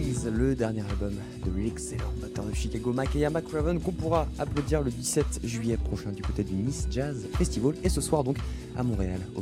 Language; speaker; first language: French; native; French